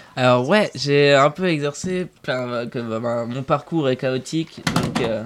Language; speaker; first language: French; native; French